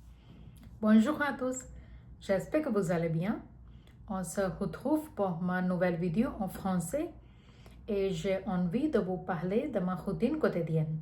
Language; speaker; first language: French; non-native, learner; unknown